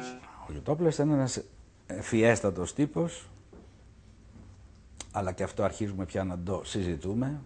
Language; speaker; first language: Greek; native; Greek